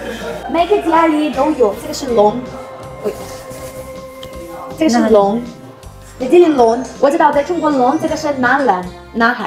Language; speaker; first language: Chinese; non-native, learner; Ukrainian